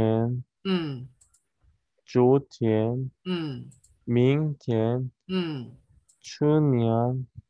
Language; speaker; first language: Chinese; non-native, learner; Korean